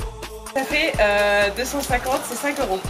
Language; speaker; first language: French; native; French